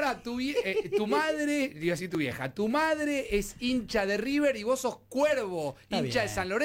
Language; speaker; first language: Spanish; native; Spanish